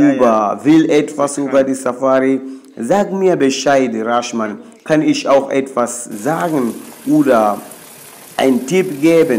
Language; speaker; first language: German; non-native, learner; Swahili